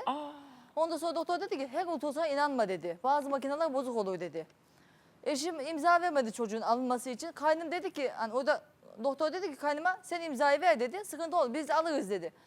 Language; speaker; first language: Turkish; native; Turkish